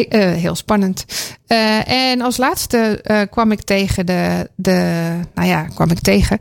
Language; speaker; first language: Dutch; native; Dutch